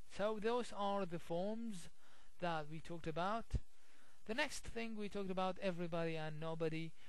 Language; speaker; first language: English; non-native, fluent; Arabic